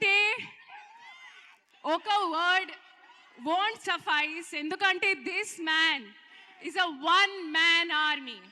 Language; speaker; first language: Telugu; non-native, learner; Hindi